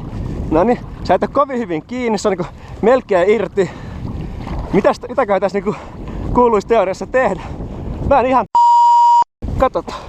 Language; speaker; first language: Finnish; native; Finnish